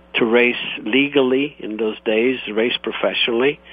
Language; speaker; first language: English; non-native, fluent; Croatian